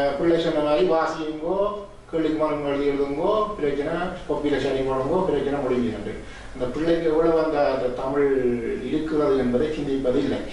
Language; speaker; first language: Tamil; native; Tamil